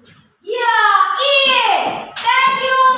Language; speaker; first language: English; non-native, learner; Indonesian